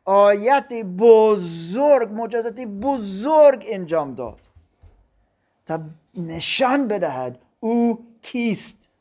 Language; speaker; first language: Persian; non-native, learner; German